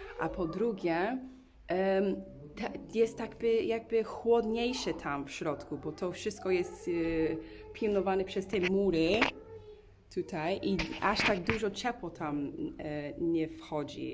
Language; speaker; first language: Polish; non-native, learner; English